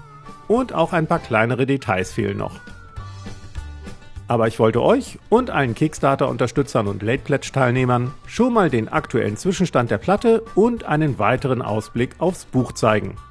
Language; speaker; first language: German; native; German